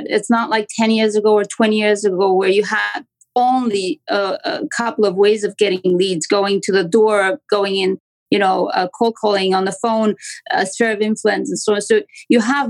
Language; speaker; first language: English; non-native, fluent; Romanian